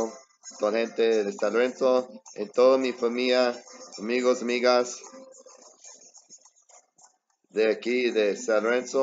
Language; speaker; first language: Spanish; early bilingual, heritage; English